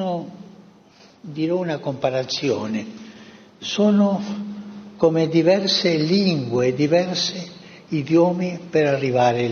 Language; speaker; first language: Italian; early bilingual, heritage; Spanish